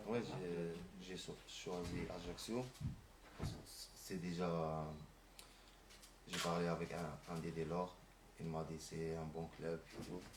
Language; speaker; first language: French; non-native, learner; Arabic